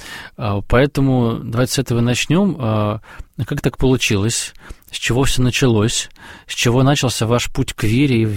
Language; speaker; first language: Russian; native; Russian